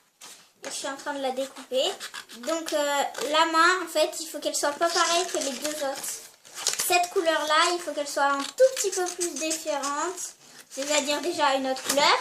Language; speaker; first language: French; native; French